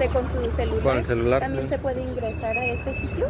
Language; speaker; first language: Spanish; non-native, fluent; English